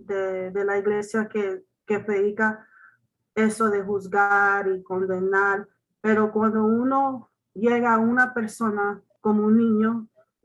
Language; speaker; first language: Spanish; non-native, learner; English